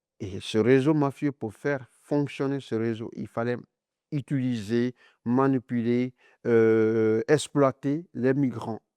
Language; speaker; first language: French; non-native, local second language; Mandingo